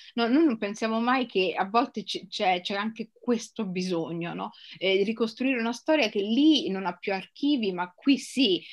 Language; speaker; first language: Italian; native; Italian